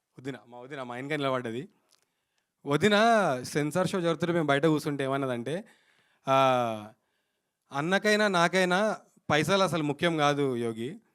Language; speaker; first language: Telugu; native; Telugu